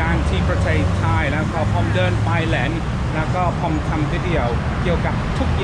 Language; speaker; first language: Thai; non-native, learner; English